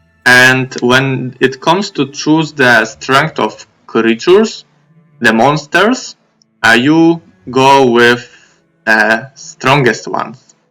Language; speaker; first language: English; non-native, fluent; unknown